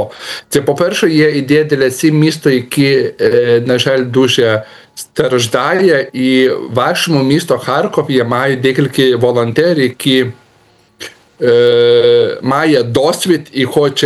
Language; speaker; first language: Ukrainian; non-native, learner; Lithuanian